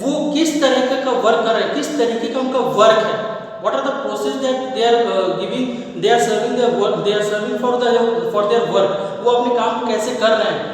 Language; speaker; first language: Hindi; native; Hindi